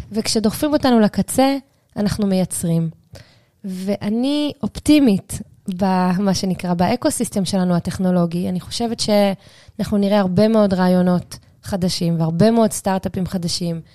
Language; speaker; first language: Hebrew; native; Hebrew